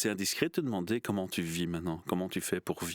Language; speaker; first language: French; native; French